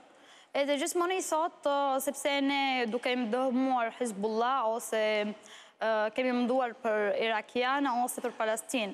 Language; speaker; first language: Albanian; non-native, learner; Arabic